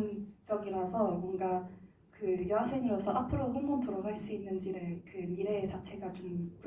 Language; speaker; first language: Korean; non-native, fluent; Cantonese